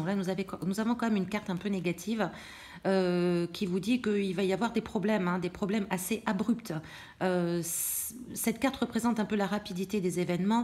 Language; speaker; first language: French; native; French